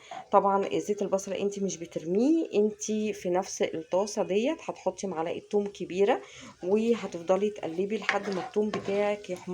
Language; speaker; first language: Arabic; native; Arabic